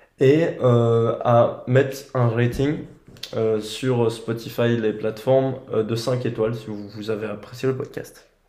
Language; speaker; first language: French; native; French